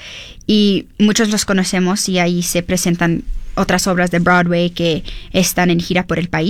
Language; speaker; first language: Spanish; early bilingual, heritage; Spanish